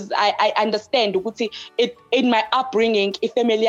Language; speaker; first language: English; non-native, local second language; Zulu